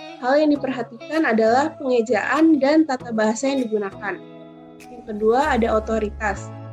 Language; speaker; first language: Indonesian; native; Indonesian